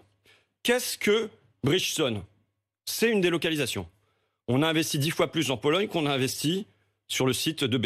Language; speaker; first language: French; native; French